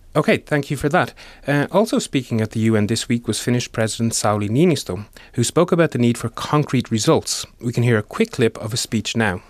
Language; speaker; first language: English; native; English